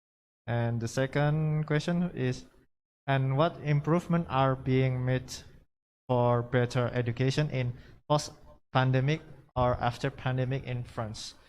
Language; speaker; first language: English; non-native, learner; Indonesian